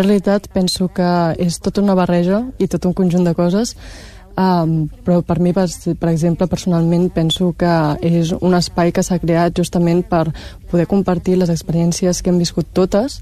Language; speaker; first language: Catalan; native; Catalan